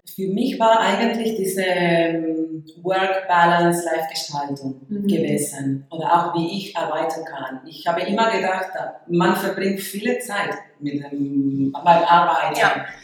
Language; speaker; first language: German; non-native, fluent; Spanish